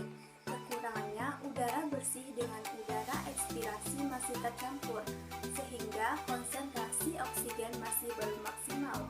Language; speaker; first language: Indonesian; native; Indonesian